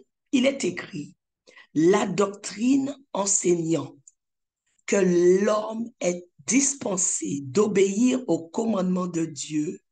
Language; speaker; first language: French; native; French